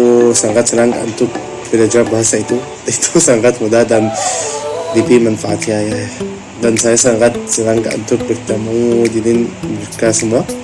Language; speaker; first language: Indonesian; non-native, learner; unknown